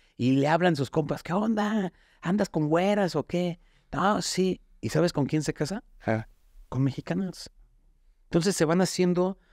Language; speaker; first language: Spanish; native; Spanish